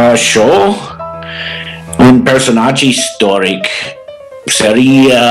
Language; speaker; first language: Catalan; non-native, fluent; English